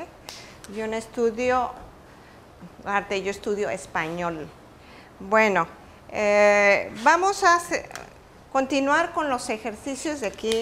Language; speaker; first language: Spanish; native; Spanish